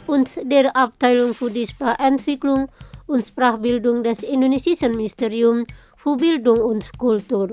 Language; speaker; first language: German; non-native, fluent; Indonesian